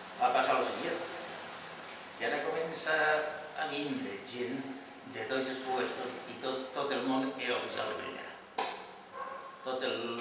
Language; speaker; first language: Catalan; non-native, local second language; Spanish